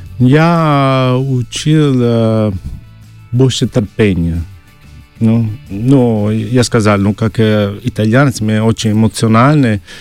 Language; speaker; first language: Russian; non-native, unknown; Italian